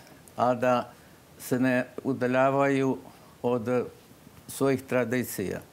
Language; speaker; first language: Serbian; non-native, local second language; Slovak